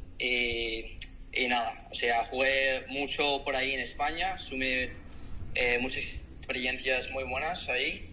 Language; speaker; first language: Spanish; non-native, fluent; Korean